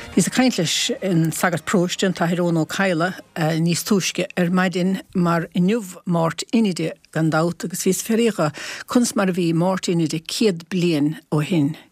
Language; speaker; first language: Irish; native; Irish